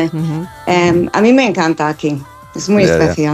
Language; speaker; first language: Spanish; non-native, fluent; English